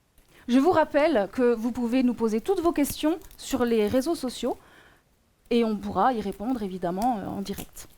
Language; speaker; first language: French; native; French